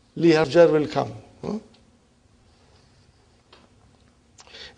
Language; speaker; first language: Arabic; non-native, fluent; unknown